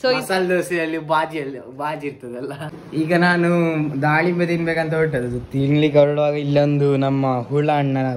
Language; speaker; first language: Kannada; native; Kannada